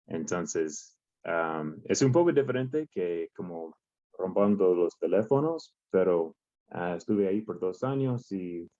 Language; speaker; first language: Spanish; non-native, learner; English